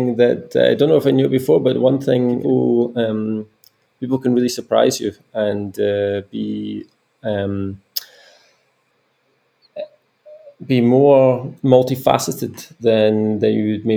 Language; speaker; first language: English; native; English